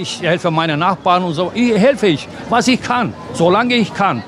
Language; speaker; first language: German; non-native, fluent; Turkish